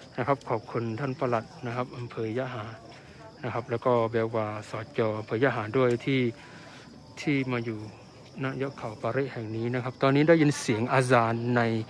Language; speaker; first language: Thai; non-native, local second language; Malay